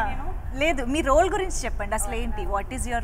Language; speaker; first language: Telugu; native; Telugu